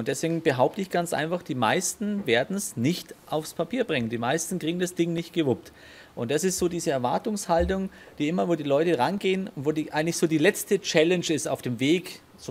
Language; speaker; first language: German; native; German